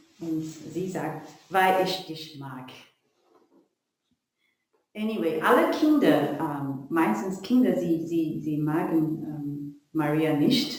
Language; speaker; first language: German; non-native, learner; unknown